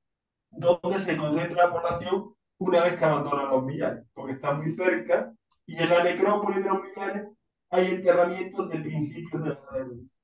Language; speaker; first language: Spanish; native; Spanish